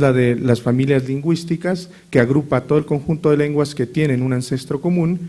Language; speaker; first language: Spanish; native; Spanish